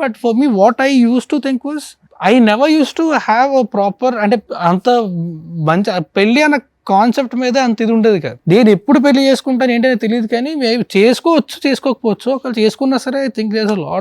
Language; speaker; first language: Telugu; native; Telugu